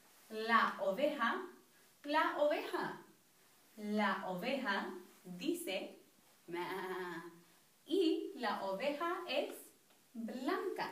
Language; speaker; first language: Spanish; non-native, fluent; English